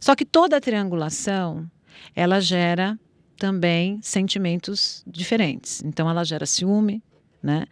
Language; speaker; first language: Portuguese; native; Portuguese